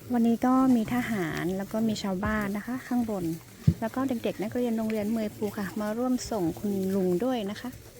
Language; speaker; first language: Thai; non-native, local second language; Karen languages